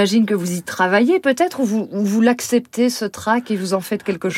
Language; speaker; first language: French; native; French